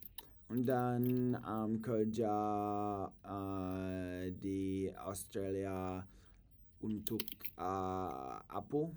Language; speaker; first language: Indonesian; non-native, learner; English